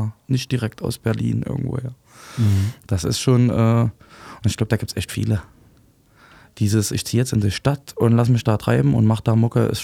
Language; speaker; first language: German; native; German